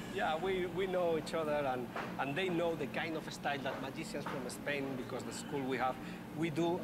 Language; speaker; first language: English; non-native, fluent; Spanish